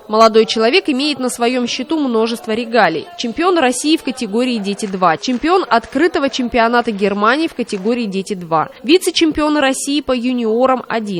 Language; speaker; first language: Russian; native; Russian